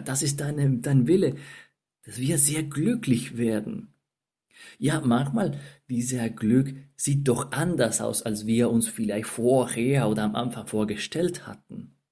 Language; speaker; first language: German; non-native, fluent; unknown